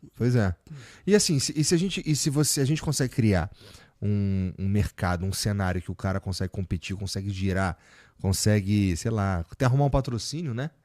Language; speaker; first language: Portuguese; native; Portuguese